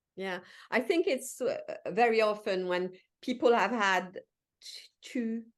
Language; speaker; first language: English; non-native, fluent; French